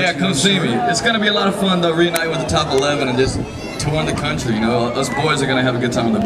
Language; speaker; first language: English; native; English